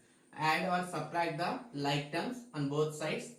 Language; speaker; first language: English; non-native, local second language; Telugu